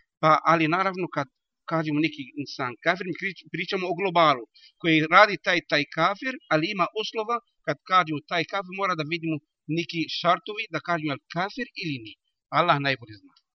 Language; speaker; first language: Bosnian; non-native, learner; Arabic